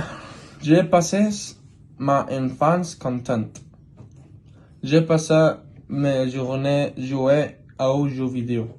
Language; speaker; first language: French; non-native, learner; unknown